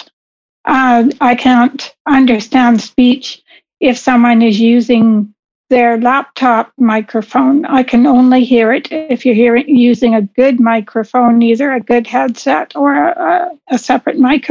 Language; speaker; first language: English; native; English